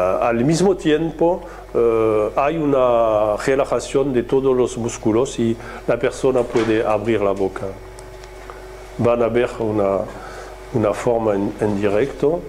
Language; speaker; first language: Spanish; non-native, fluent; French